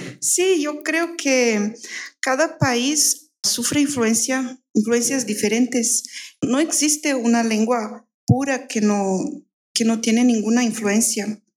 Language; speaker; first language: Spanish; non-native, fluent; Portuguese